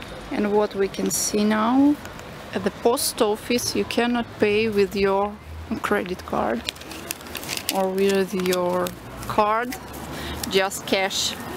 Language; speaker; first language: English; non-native, learner; Russian